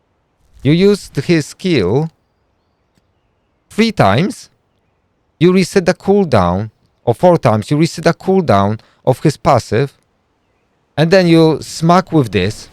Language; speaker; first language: English; non-native, fluent; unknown